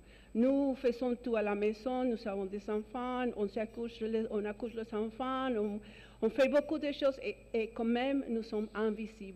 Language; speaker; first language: French; non-native, fluent; Spanish